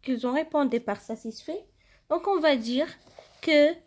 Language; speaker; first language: French; non-native, local second language; Arabic